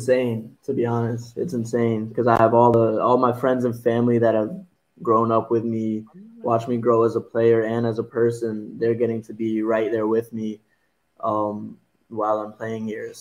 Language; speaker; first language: English; native; English